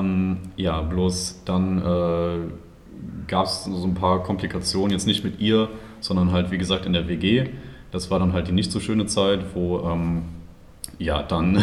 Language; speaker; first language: German; native; German